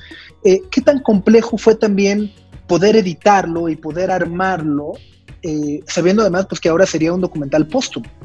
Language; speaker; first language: Spanish; native; Spanish